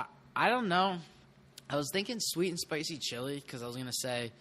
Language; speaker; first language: English; native; English